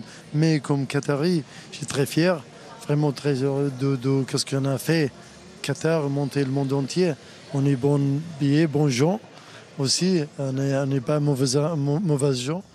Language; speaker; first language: French; non-native, learner; Arabic